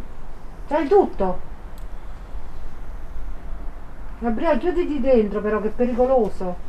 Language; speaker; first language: Italian; native; Italian